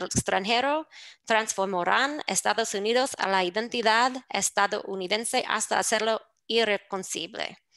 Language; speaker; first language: Spanish; non-native, fluent; English